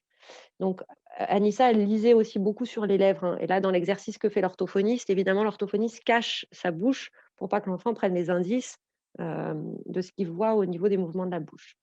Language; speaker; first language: French; native; French